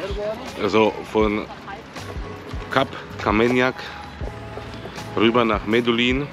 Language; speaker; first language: German; native; German